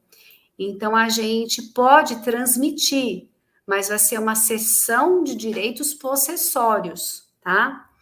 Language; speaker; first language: Portuguese; native; Portuguese